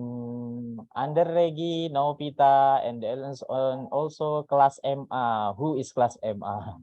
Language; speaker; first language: English; non-native, fluent; Indonesian